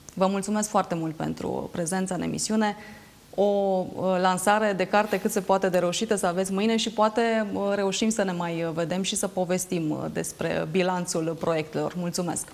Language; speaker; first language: Romanian; native; Romanian